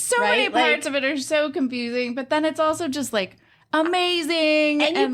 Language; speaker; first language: English; native; English